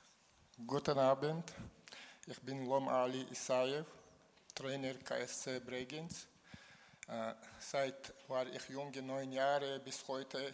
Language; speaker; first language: German; non-native, learner; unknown